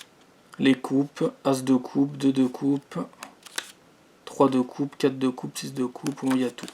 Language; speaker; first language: French; native; French